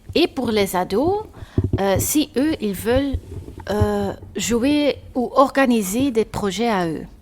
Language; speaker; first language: French; non-native, local second language; Dutch